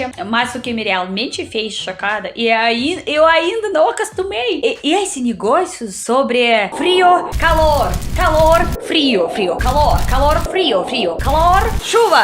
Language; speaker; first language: Portuguese; non-native, fluent; Russian